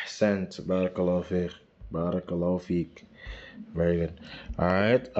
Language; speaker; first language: Arabic; non-native, fluent; English